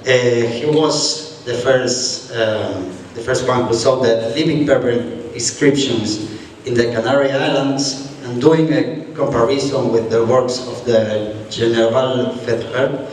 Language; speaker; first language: English; non-native, fluent; Spanish